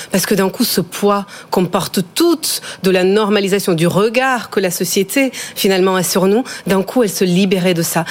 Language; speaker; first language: French; non-native, fluent; Ukrainian